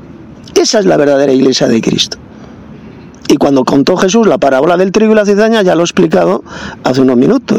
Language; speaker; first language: Spanish; native; Spanish